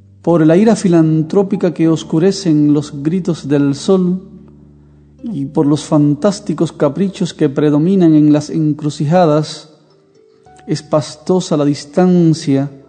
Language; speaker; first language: Spanish; native; Spanish